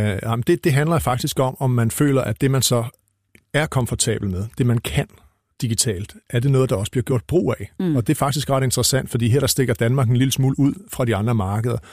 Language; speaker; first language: Danish; native; Danish